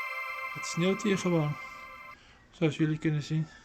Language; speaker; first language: Dutch; native; Dutch